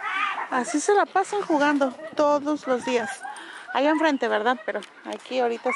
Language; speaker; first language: Spanish; native; Spanish